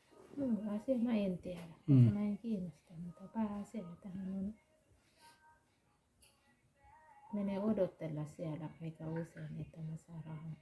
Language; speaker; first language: Finnish; non-native, learner; Thai